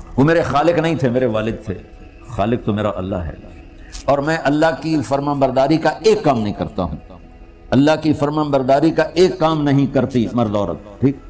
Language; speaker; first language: Urdu; non-native, local second language; Punjabi